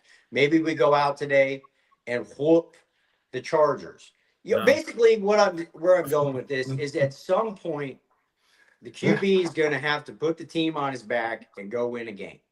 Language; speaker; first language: English; native; English